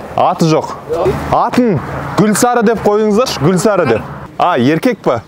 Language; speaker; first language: Kazakh; native; Kazakh